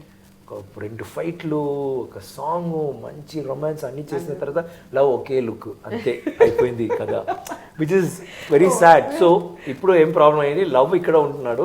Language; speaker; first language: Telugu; non-native, learner; Tamil